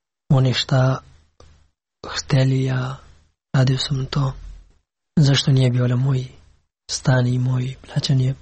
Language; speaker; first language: Serbian; non-native, learner; Pashto